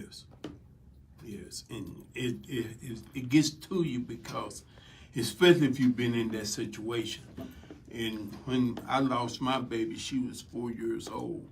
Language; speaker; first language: English; native; English